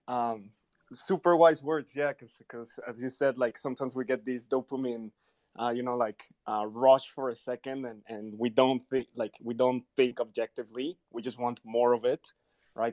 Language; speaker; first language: English; non-native, fluent; Spanish